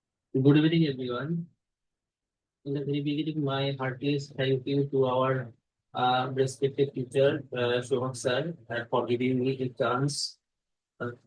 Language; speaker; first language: English; non-native, learner; Bangla